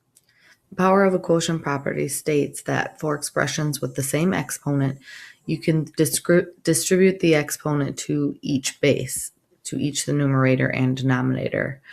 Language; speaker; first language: English; native; English